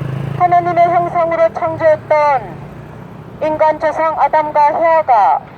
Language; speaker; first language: Korean; native; Korean